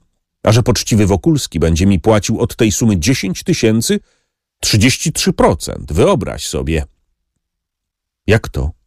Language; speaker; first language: Polish; native; Polish